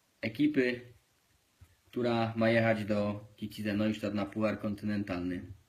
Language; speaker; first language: Polish; native; Polish